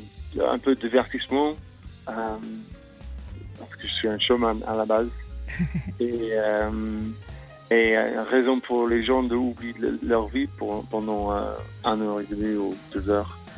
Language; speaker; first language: French; non-native, fluent; English